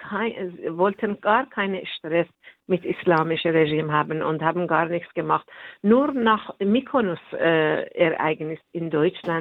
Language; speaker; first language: German; non-native, fluent; Persian